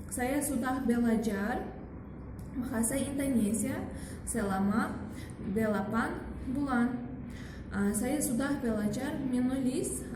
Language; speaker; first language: Indonesian; non-native, learner; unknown